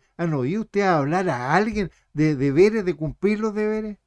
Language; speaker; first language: Spanish; native; Spanish